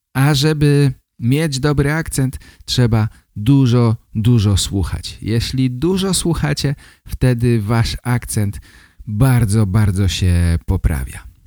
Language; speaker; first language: Polish; native; Polish